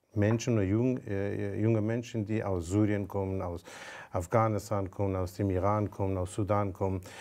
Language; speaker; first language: German; non-native, fluent; Persian